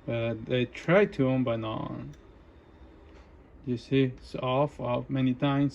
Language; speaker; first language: English; non-native, learner; Spanish